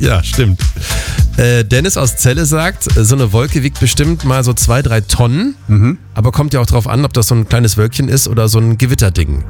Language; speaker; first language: German; native; German